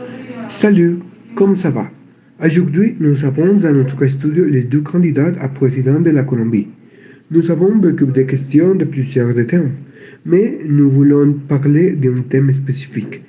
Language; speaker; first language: French; non-native, learner; Spanish